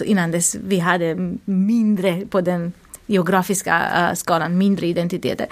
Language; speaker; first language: Swedish; non-native, fluent; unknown